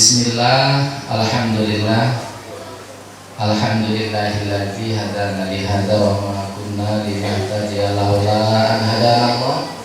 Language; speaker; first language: Indonesian; non-native, local second language; Javanese